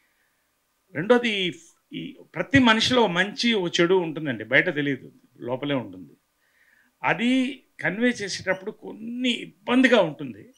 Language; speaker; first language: Telugu; native; Telugu